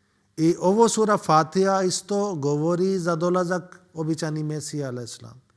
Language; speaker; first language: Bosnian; non-native, learner; Urdu